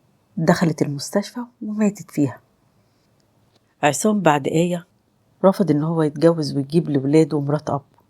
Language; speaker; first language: Arabic; native; Arabic